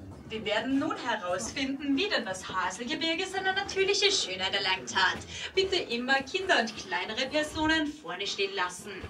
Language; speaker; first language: German; native; German